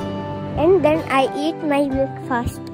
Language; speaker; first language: English; non-native, learner; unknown